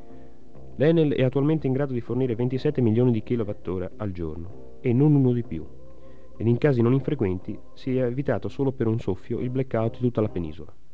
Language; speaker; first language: Italian; native; Italian